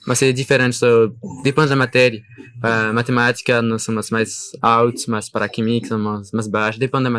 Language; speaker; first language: Portuguese; non-native, learner; French